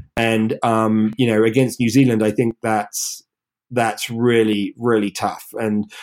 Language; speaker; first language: English; native; English